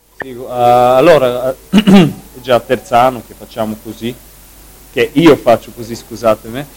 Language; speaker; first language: Italian; non-native, fluent; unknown